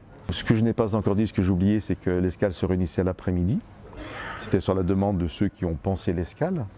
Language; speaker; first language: French; native; French